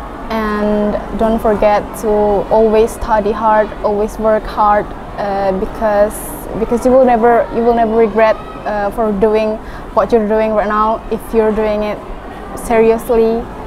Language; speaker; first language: English; non-native, fluent; Indonesian